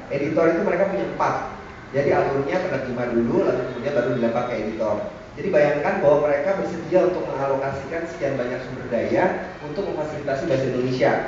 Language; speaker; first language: Indonesian; native; Indonesian